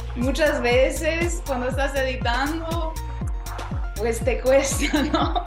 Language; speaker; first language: Spanish; non-native, fluent; English